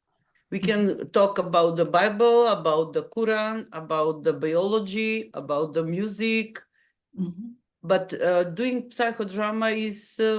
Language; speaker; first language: English; non-native, fluent; Macedonian